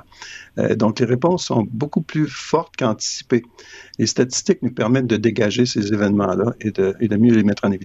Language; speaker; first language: French; native; French